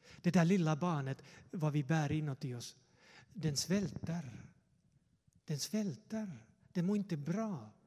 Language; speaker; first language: Swedish; non-native, fluent; Finnish